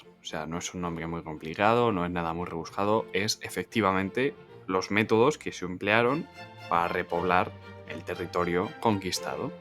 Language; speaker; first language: Spanish; native; Spanish